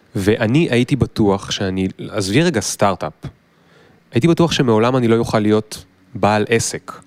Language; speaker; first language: Hebrew; native; Hebrew